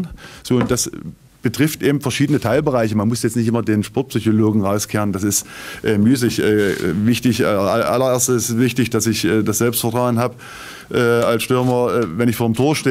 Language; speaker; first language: German; native; German